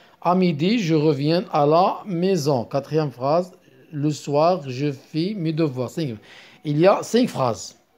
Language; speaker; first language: French; non-native, local second language; Arabic